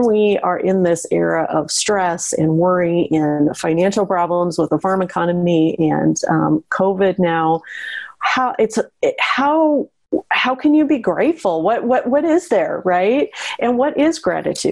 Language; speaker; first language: English; native; English